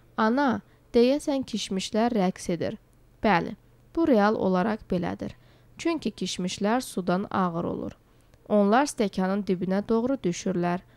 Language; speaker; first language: Azerbaijani; non-native, local second language; Georgian